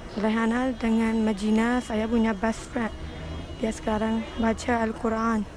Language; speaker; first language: Malay; early bilingual, other home language; Rohingya